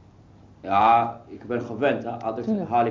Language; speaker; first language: Dutch; non-native, learner; Arabic